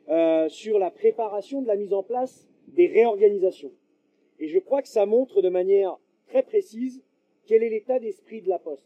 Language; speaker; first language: French; native; French